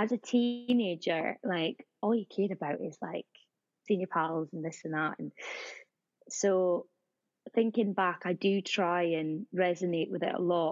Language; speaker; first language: English; native; English